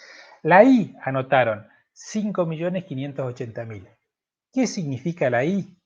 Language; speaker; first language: Spanish; native; Spanish